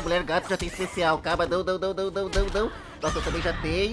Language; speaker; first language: Portuguese; native; Portuguese